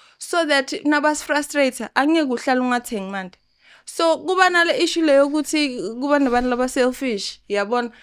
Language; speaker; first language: Zulu; non-native, local second language; Swati